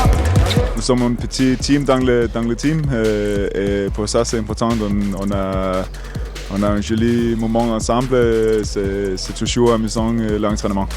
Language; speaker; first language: French; non-native, fluent; Danish